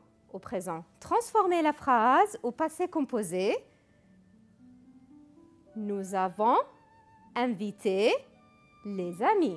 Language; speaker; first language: French; non-native, fluent; Arabic